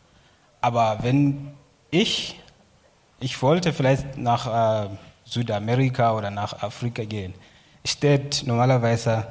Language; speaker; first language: German; non-native, learner; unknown